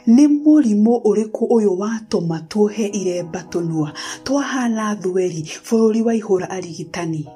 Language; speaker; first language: English; non-native, local second language; Kikuyu